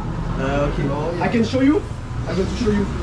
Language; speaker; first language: English; non-native, learner; French